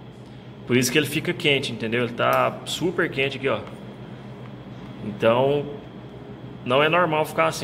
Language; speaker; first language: Portuguese; native; Portuguese